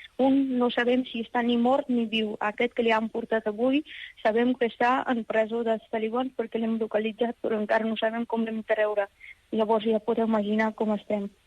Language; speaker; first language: Catalan; non-native, fluent; Persian